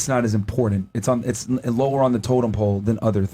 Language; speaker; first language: English; native; English